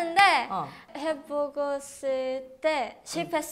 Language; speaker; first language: Korean; non-native, learner; Filipino